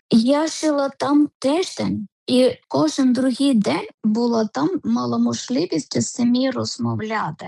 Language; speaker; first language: Ukrainian; non-native, learner; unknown